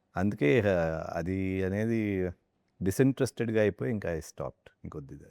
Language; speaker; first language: Telugu; native; Telugu